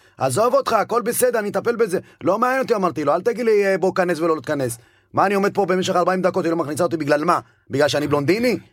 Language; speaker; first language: Hebrew; early bilingual, other home language; Amharic